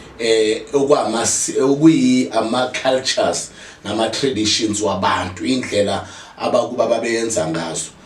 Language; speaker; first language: Zulu; native; Zulu